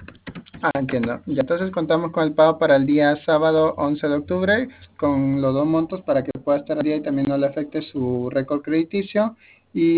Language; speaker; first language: Spanish; native; Spanish